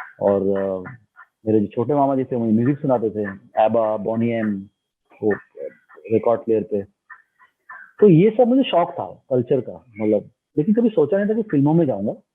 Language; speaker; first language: Hindi; non-native, local second language; Bangla